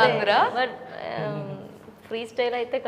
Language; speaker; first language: Telugu; non-native, learner; Malayalam